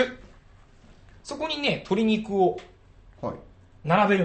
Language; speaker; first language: Japanese; native; Japanese